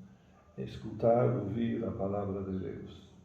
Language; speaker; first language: Portuguese; non-native, fluent; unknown